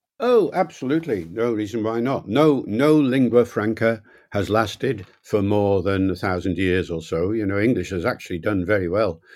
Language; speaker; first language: English; native; English